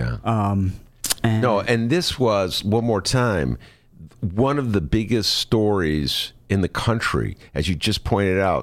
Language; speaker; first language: English; native; English